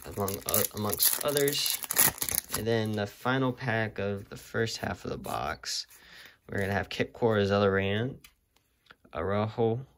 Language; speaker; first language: English; native; English